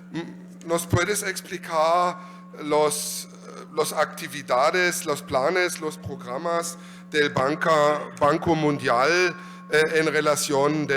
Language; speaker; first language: Spanish; non-native, learner; German